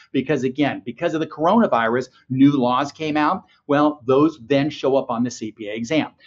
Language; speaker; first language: English; native; English